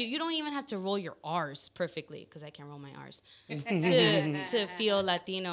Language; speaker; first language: English; early bilingual, other home language; Spanish